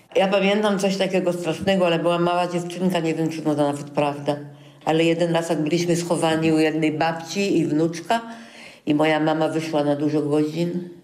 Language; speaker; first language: Polish; native; Polish